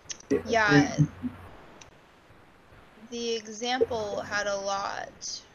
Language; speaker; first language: English; native; English